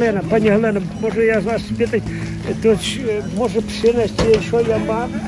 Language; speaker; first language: Polish; non-native, learner; Ukrainian